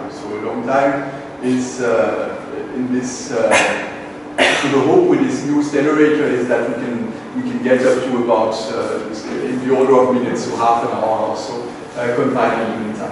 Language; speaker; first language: English; non-native, fluent; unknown